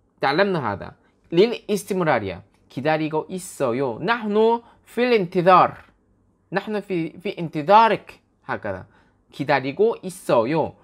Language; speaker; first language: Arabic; non-native, fluent; Korean